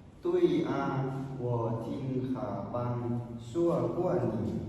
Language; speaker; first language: Chinese; non-native, learner; Thai